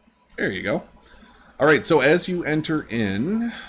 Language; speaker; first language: English; native; English